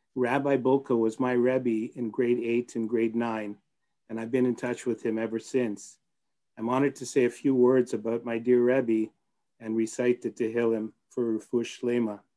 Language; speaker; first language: English; native; English